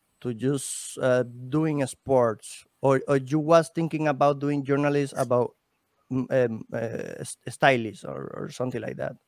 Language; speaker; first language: English; non-native, learner; Spanish